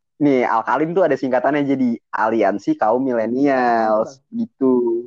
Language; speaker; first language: Indonesian; native; Indonesian